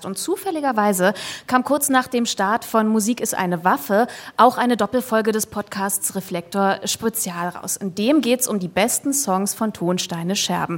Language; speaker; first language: German; native; German